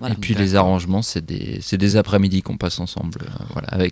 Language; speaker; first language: French; native; French